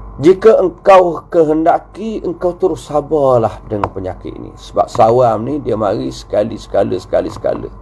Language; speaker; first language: Malay; native; Malay